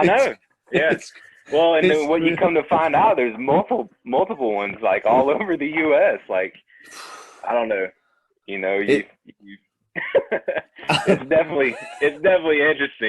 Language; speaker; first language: English; native; English